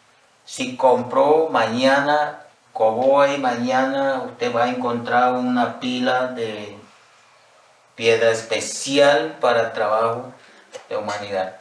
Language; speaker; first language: Spanish; non-native, local second language; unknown